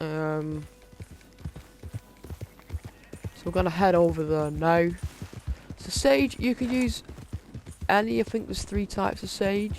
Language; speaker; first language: English; native; English